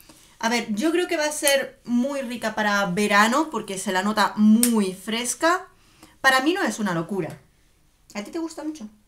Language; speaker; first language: Spanish; native; Spanish